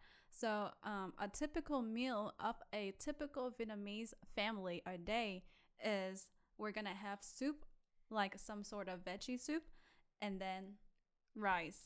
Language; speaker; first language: English; non-native, fluent; Vietnamese